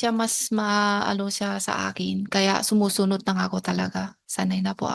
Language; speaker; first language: Filipino; non-native, learner; Chinese